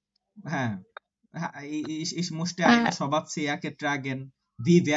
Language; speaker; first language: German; non-native, fluent; Bangla